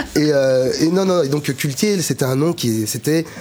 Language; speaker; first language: French; native; French